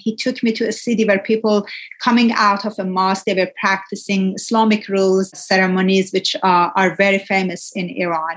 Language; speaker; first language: English; non-native, fluent; Persian